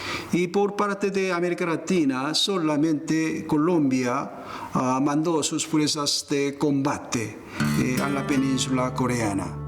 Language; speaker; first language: Spanish; non-native, fluent; Korean